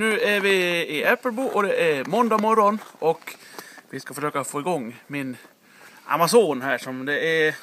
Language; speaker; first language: Swedish; native; Swedish